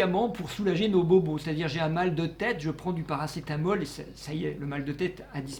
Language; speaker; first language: French; native; French